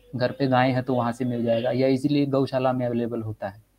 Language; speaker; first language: Hindi; native; Hindi